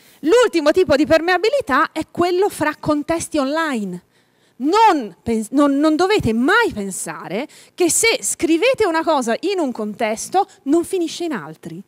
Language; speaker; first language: Italian; native; Italian